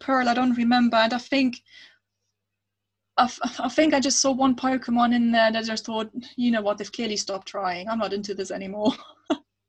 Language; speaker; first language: English; non-native, fluent; German